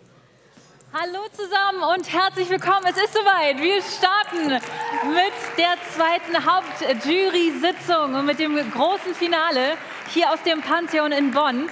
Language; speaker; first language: German; native; German